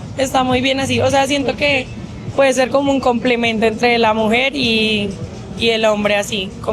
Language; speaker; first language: Spanish; native; Spanish